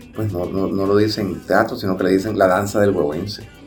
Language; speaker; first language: Spanish; native; Spanish